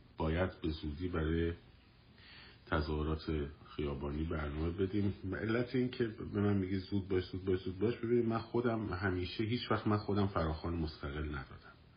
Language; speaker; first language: Persian; native; Persian